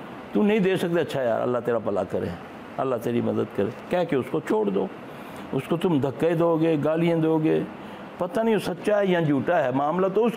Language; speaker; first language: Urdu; non-native, local second language; Punjabi